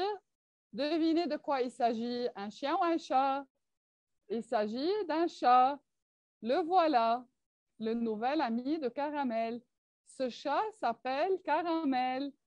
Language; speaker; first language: French; non-native, local second language; Arabic